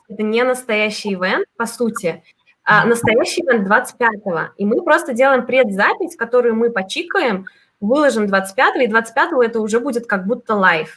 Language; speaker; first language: Russian; native; Russian